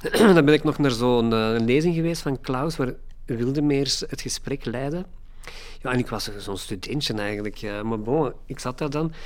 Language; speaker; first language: Dutch; native; Dutch